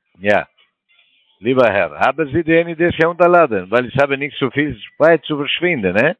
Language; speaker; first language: German; non-native, learner; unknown